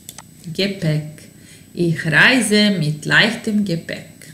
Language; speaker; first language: German; non-native, fluent; Serbian